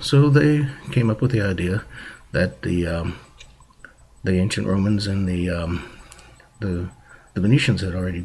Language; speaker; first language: English; native; English